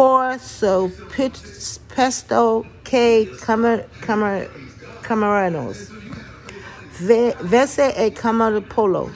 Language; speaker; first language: Spanish; non-native, learner; English